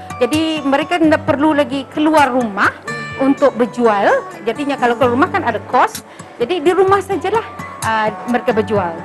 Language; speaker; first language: Malay; non-native, local second language; Iban